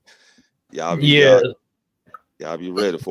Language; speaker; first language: English; native; English